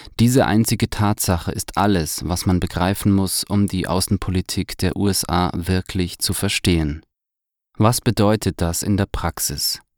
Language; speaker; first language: German; native; German